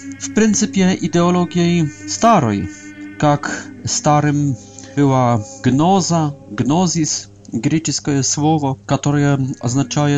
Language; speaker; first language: Polish; non-native, learner; Russian